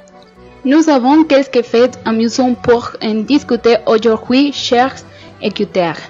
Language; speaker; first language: French; non-native, learner; Spanish